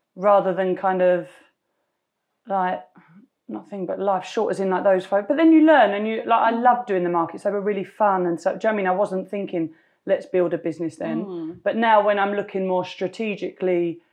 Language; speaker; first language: English; native; English